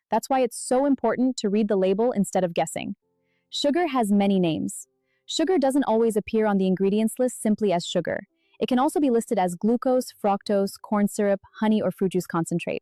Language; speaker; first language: English; non-native, fluent; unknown